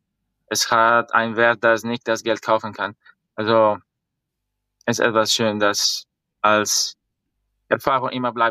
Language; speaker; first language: German; non-native, fluent; Spanish